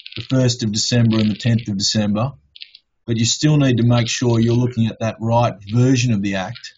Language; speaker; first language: English; native; English